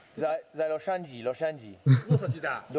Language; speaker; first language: Chinese; non-native, learner; English